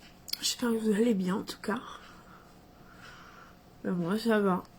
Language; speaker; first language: French; native; French